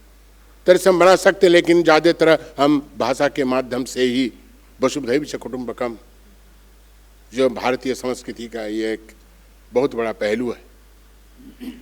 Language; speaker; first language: Hindi; non-native, local second language; Bangla